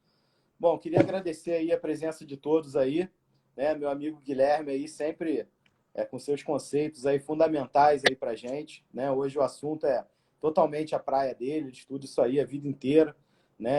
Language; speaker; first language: Portuguese; native; Portuguese